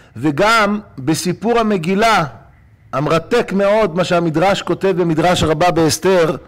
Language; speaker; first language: Hebrew; native; Hebrew